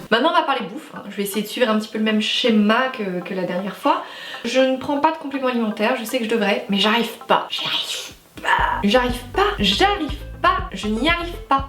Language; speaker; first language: French; native; French